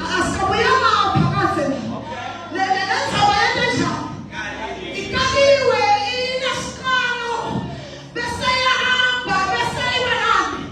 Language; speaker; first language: Zulu; non-native, local second language; Swati